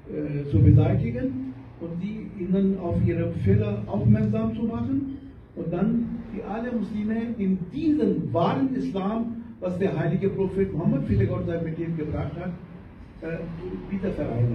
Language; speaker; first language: German; non-native, fluent; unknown